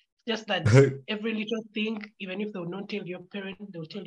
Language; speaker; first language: English; non-native, local second language; Ganda